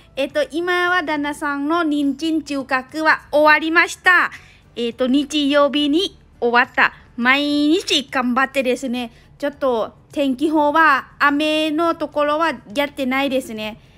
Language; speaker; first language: Japanese; non-native, learner; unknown